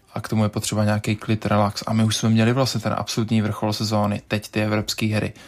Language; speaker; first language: Czech; native; Czech